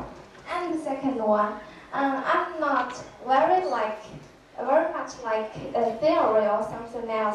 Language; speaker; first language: English; non-native, learner; Chinese